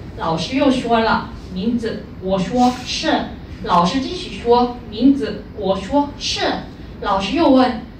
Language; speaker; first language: Chinese; non-native, fluent; Korean